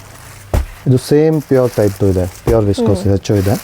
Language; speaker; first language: Kannada; non-native, local second language; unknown